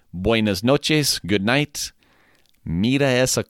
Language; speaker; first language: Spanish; non-native, fluent; English